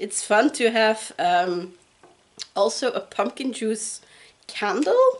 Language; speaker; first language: English; non-native, fluent; Dutch